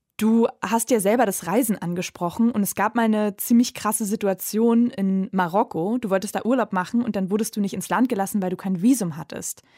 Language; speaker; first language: German; native; German